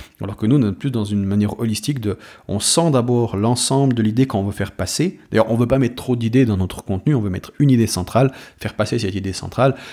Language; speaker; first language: French; native; French